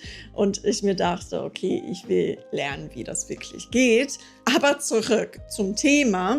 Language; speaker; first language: German; non-native, fluent; English